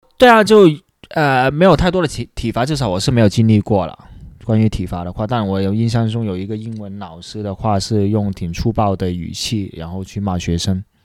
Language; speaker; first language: Chinese; non-native, local second language; Cantonese